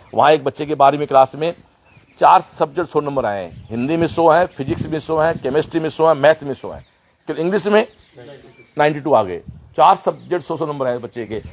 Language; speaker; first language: Hindi; native; Hindi